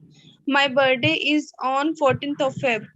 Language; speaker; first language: English; non-native, learner; Hindi